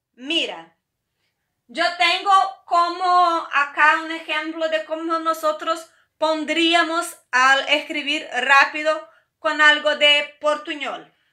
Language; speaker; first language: Spanish; non-native, fluent; Portuguese